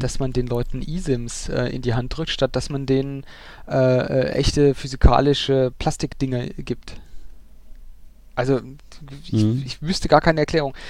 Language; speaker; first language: German; native; German